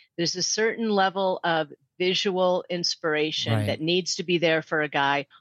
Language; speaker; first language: English; native; English